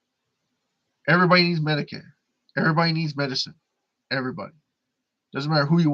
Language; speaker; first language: English; native; English